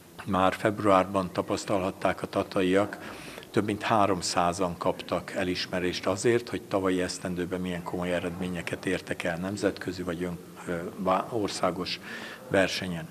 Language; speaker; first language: Hungarian; native; Hungarian